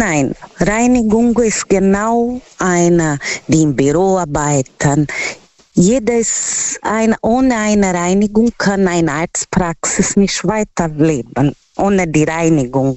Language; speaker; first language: German; non-native, learner; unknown